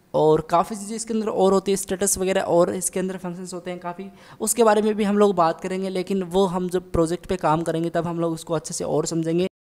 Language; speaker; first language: Hindi; native; Hindi